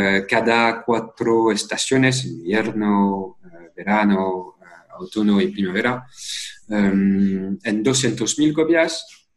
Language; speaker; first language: Spanish; non-native, fluent; French